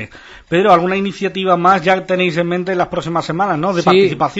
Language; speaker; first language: Spanish; native; Spanish